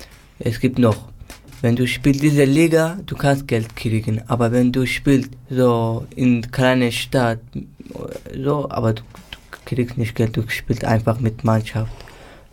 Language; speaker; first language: German; non-native, learner; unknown